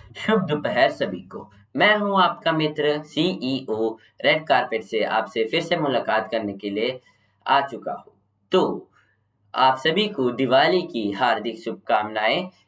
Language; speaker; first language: Hindi; non-native, local second language; Kannada